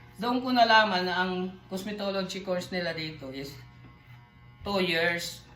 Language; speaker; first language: Filipino; non-native, local second language; Cebuano